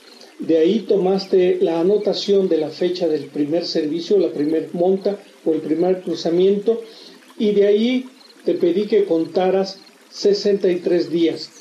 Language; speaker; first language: Spanish; native; Spanish